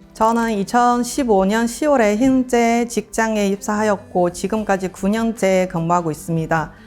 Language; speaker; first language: Korean; non-native, fluent; Chinese